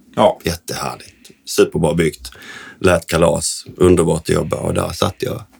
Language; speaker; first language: Swedish; native; Swedish